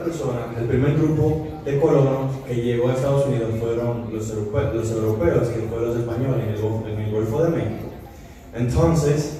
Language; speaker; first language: Spanish; early bilingual, heritage; Spanish